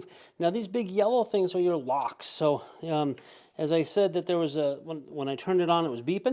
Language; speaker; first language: English; native; English